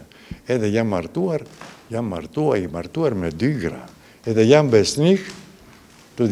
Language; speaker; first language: Albanian; non-native, fluent; Greek